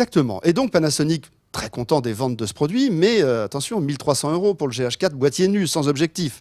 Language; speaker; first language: French; native; French